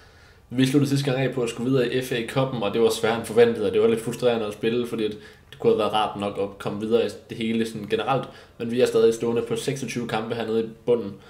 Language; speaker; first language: Danish; native; Danish